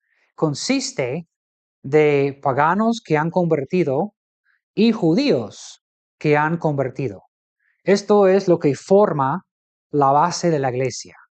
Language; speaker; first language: Spanish; non-native, fluent; English